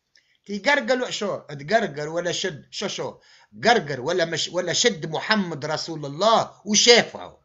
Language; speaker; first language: Arabic; native; Arabic